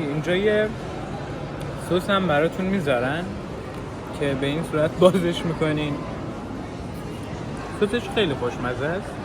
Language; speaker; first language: Persian; native; Persian